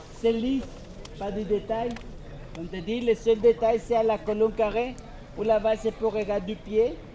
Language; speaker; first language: French; non-native, fluent; Spanish